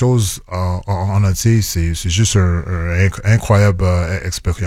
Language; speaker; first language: French; non-native, local second language; English